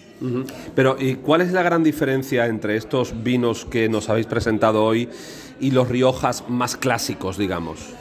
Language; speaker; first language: Spanish; native; Spanish